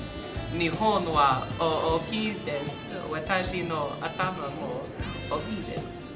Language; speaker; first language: Japanese; non-native, learner; English